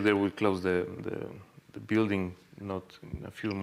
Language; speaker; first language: English; non-native, fluent; Spanish